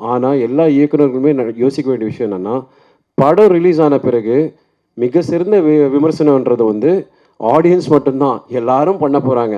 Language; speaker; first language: Tamil; native; Tamil